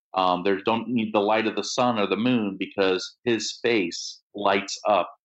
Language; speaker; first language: English; native; English